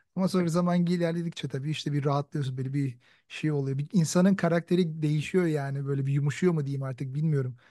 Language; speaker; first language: Turkish; native; Turkish